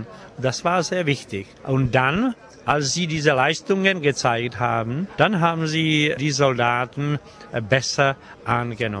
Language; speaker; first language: German; non-native, fluent; Czech